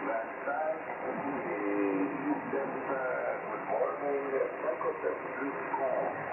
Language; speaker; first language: French; non-native, fluent; German